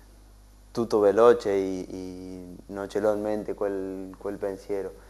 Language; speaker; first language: Italian; non-native, learner; Spanish